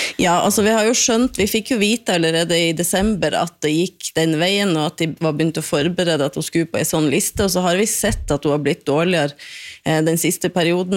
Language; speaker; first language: Norwegian; native; Norwegian